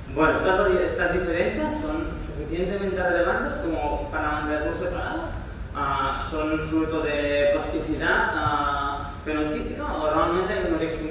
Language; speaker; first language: Spanish; non-native, local second language; Catalan